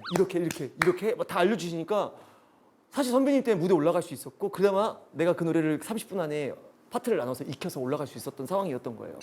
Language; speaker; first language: Korean; native; Korean